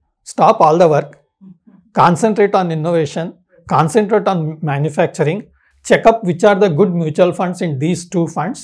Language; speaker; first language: English; non-native, local second language; Telugu